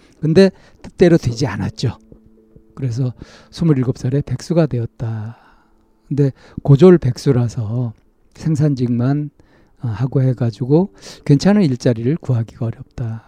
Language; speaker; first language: Korean; native; Korean